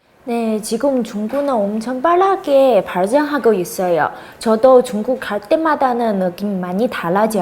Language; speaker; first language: Korean; non-native, fluent; Chinese